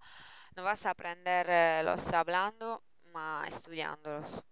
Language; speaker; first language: Spanish; non-native, learner; Italian